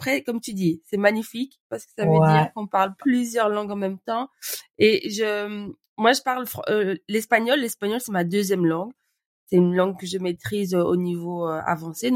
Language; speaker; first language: French; native; French